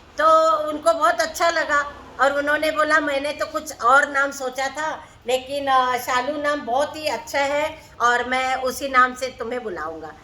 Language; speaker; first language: Hindi; non-native, local second language; Marathi